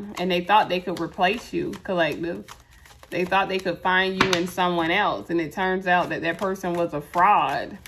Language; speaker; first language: English; native; English